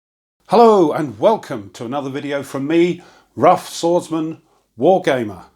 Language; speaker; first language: English; native; English